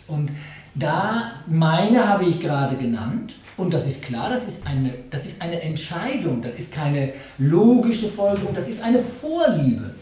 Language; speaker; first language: German; native; German